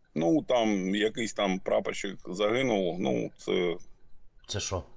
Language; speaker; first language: Ukrainian; non-native, local second language; Russian